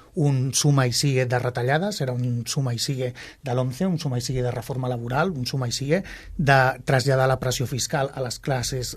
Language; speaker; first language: Catalan; native; Catalan